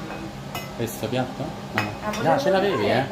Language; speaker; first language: Italian; native; Italian